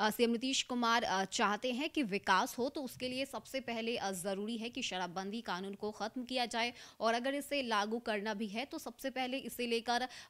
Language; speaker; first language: Hindi; native; Hindi